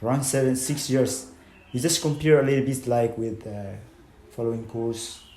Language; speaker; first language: English; non-native, fluent; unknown